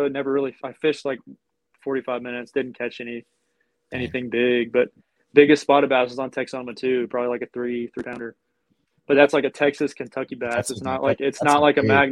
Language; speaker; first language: English; native; English